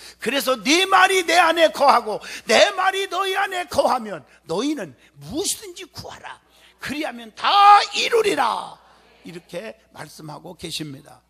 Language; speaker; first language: Korean; native; Korean